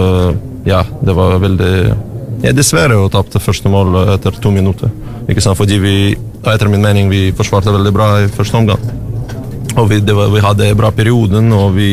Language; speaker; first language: Norwegian; non-native, learner; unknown